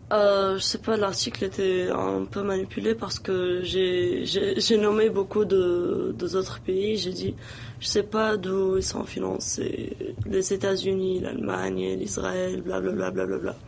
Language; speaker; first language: French; non-native, local second language; Arabic